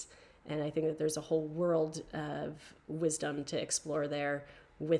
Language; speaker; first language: English; native; English